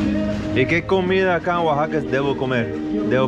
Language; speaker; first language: Spanish; non-native, fluent; English